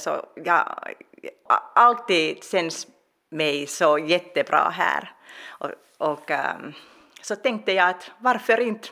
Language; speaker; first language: Swedish; non-native, local second language; Finnish